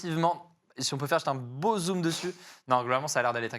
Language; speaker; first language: French; native; French